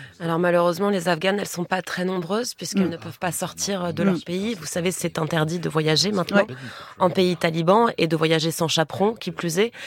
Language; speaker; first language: French; native; French